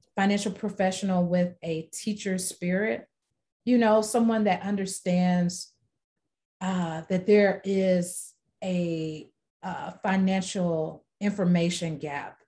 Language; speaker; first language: English; native; English